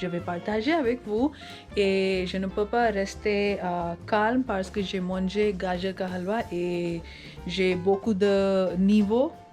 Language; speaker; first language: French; non-native, learner; Hindi